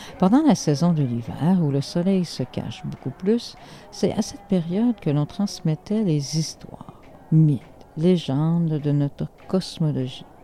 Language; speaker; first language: French; native; French